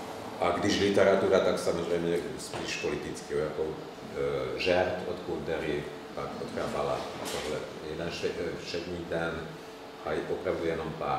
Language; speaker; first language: Czech; non-native, fluent; Hungarian